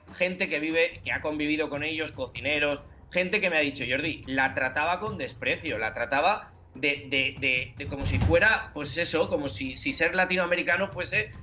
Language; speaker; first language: Spanish; native; Spanish